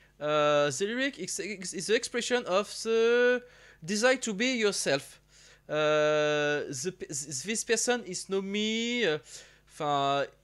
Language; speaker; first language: English; non-native, learner; French